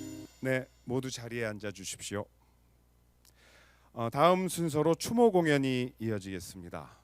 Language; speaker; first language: Korean; native; Korean